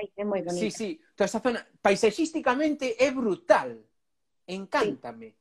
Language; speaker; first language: Galician; non-native, local second language; Spanish